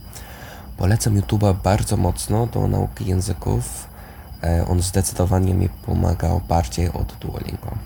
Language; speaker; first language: Polish; non-native, fluent; English